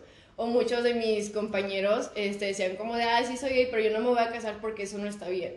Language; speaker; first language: Spanish; native; Spanish